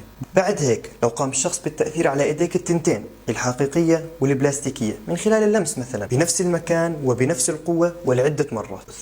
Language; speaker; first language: Arabic; native; Arabic